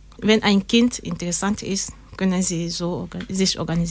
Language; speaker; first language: German; non-native, learner; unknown